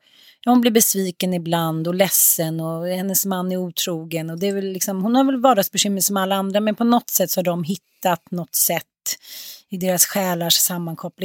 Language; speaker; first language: Swedish; native; Swedish